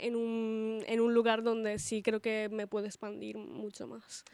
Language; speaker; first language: Spanish; early bilingual, other home language; Italian